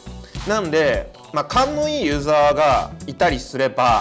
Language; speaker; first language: Japanese; native; Japanese